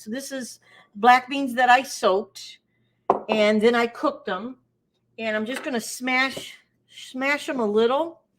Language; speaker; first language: English; native; English